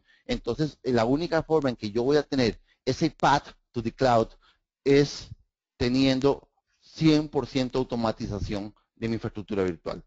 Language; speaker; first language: Spanish; native; Spanish